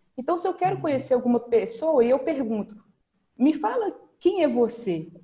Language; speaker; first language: Portuguese; native; Portuguese